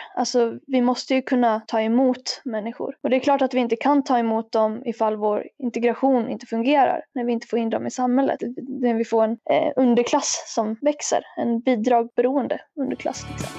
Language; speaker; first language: Swedish; native; Swedish